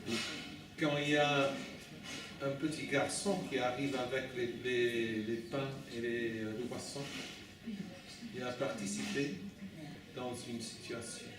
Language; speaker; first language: French; non-native, fluent; English